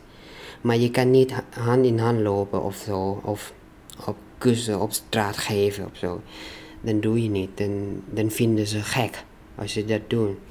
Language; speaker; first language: Dutch; non-native, learner; Thai